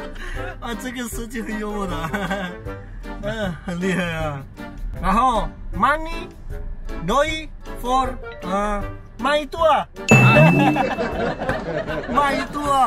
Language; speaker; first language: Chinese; non-native, learner; Indonesian